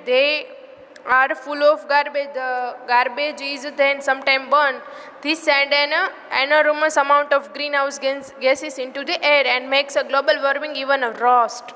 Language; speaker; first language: English; non-native, local second language; Gujarati